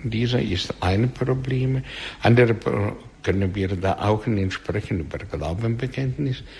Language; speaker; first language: German; non-native, learner; Russian